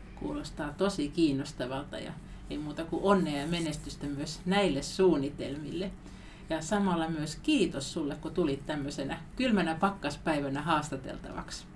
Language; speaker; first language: Finnish; native; Finnish